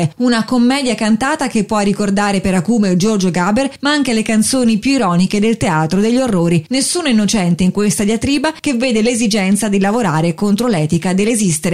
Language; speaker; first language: Italian; native; Italian